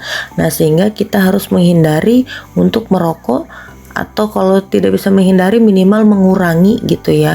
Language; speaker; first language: Indonesian; native; Indonesian